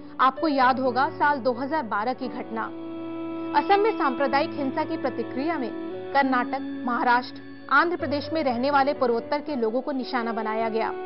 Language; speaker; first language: Hindi; native; Hindi